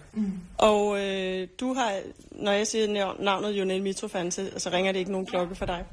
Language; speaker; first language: Danish; native; Danish